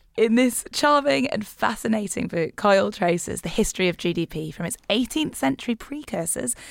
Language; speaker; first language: English; native; English